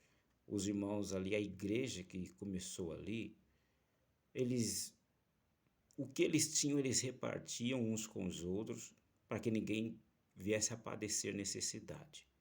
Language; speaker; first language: Portuguese; native; Portuguese